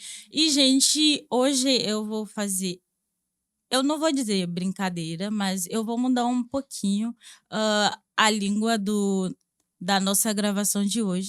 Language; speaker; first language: Portuguese; non-native, fluent; Haitian Creole